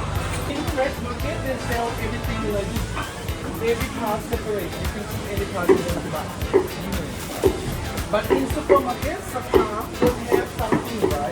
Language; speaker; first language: English; non-native, learner; Thai